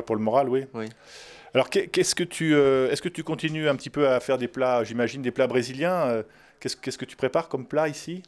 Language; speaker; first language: French; native; French